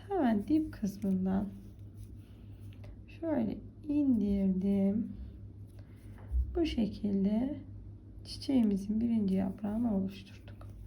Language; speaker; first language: Turkish; native; Turkish